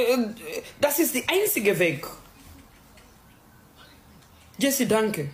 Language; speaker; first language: German; non-native, learner; Swahili